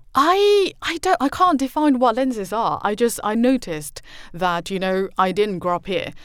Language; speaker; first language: English; non-native, fluent; Chinese